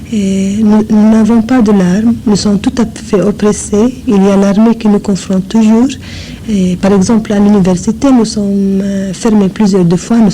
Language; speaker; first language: French; non-native, fluent; English